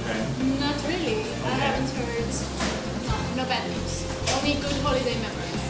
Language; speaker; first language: English; non-native, fluent; Turkish